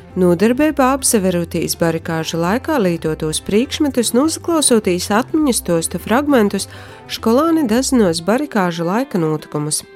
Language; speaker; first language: Latvian; native; Latvian